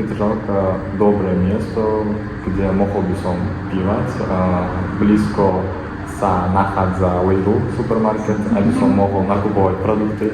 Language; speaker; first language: Slovak; non-native, learner; Kazakh